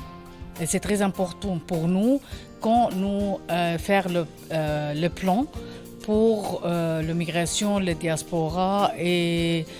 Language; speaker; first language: French; non-native, learner; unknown